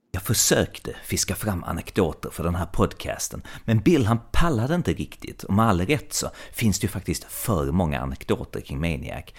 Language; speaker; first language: English; non-native, fluent; Swedish